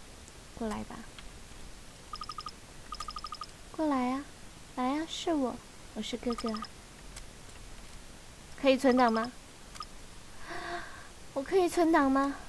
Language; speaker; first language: Chinese; native; Chinese